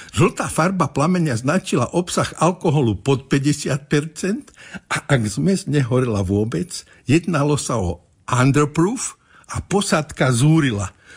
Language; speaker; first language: Slovak; native; Slovak